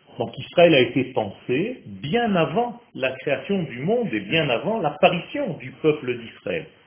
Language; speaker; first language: French; non-native, fluent; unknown